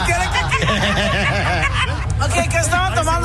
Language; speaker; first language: Spanish; early bilingual, heritage; Spanish